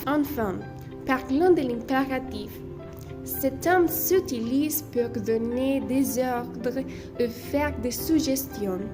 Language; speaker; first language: French; non-native, learner; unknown